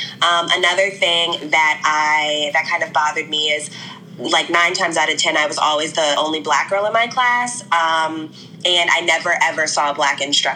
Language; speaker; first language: English; native; English